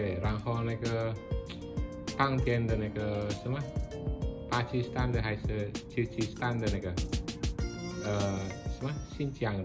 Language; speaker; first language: Chinese; non-native, fluent; Indonesian